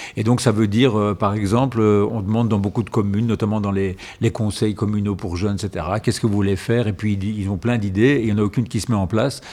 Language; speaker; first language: French; native; French